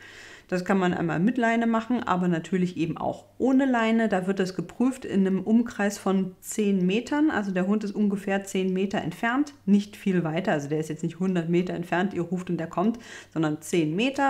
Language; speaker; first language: German; native; German